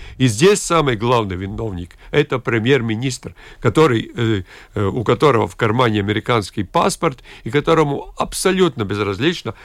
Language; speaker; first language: Russian; non-native, local second language; Latvian